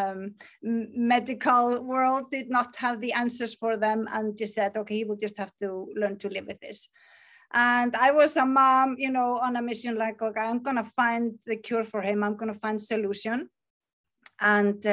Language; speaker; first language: English; non-native, fluent; Icelandic